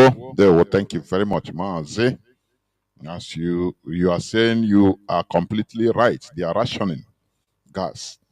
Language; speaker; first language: English; non-native, local second language; Igbo